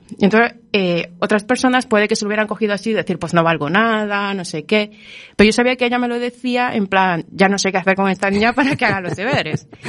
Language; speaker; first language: Spanish; native; Spanish